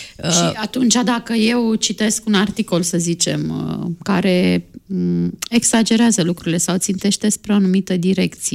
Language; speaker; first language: Romanian; native; Romanian